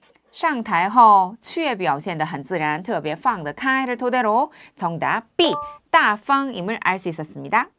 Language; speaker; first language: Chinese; non-native, fluent; Korean